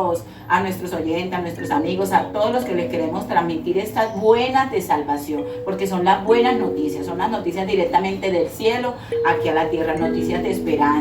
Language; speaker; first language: Spanish; native; Spanish